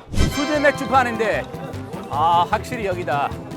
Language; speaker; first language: Korean; non-native, fluent; English